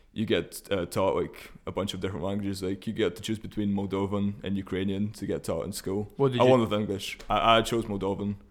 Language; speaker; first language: English; early bilingual, other home language; Russian